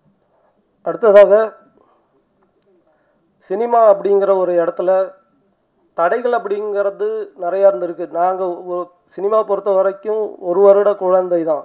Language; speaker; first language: Tamil; native; Tamil